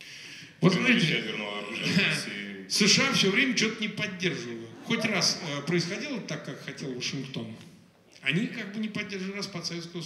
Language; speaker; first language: Russian; native; Russian